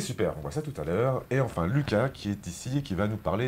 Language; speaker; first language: French; native; French